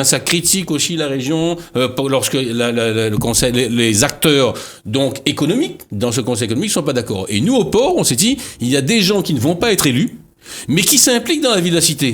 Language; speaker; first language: French; native; French